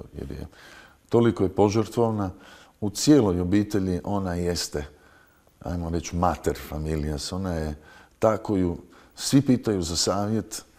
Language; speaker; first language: Croatian; native; Croatian